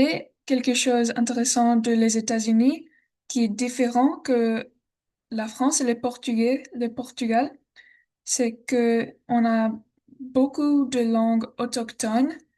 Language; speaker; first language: French; non-native, learner; English